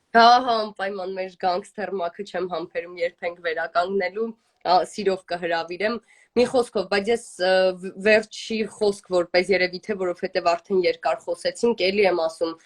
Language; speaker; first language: Armenian; native; Armenian